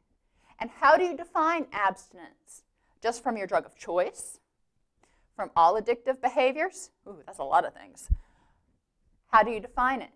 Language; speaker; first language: English; native; English